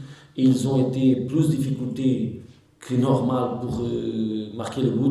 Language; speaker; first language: French; non-native, learner; Portuguese